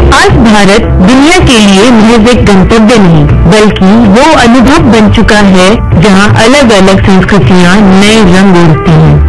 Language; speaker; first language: Hindi; native; Hindi